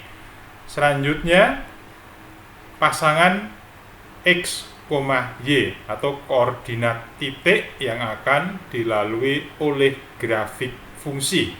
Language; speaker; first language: Indonesian; native; Indonesian